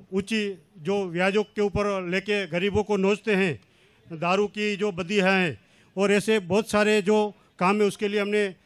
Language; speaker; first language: Hindi; non-native, local second language; Kachhi